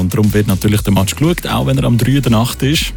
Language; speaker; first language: German; native; German